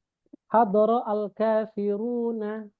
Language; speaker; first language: Arabic; non-native, fluent; Indonesian